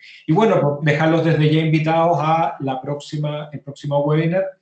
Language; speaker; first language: Spanish; native; Spanish